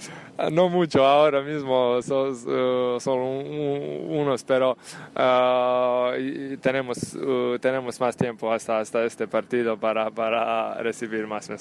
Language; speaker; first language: Spanish; non-native, learner; Serbian